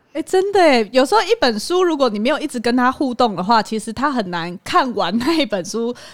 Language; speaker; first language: Chinese; native; Chinese